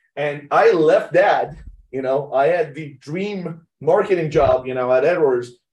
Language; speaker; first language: English; early bilingual, other home language; Persian